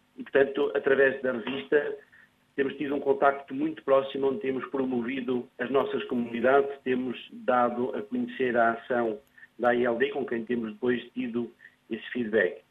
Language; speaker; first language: Portuguese; early bilingual, other home language; French